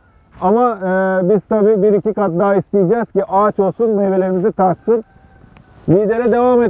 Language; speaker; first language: Turkish; native; Turkish